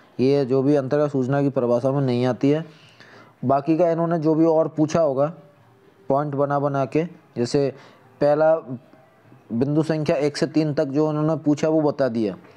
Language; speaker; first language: Hindi; native; Hindi